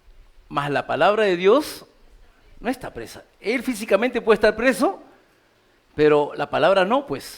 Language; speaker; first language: Spanish; native; Spanish